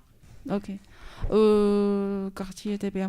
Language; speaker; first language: French; non-native, fluent; Chinese